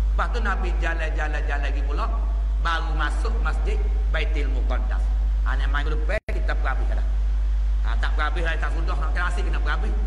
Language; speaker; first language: Malay; native; Malay